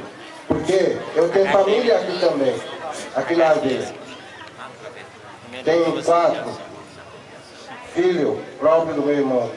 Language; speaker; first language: Portuguese; non-native, local second language; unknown